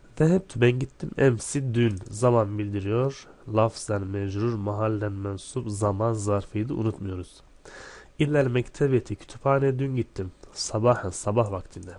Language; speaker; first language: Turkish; native; Turkish